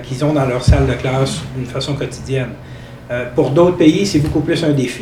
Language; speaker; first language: French; native; French